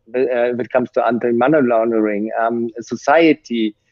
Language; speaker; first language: English; non-native, fluent; German